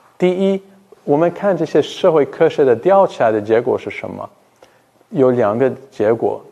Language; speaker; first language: Chinese; non-native, fluent; English